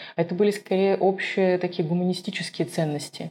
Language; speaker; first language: Russian; non-native, local second language; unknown